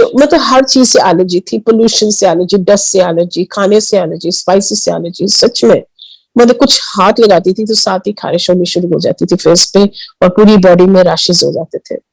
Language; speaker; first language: Hindi; early bilingual, heritage; Hindi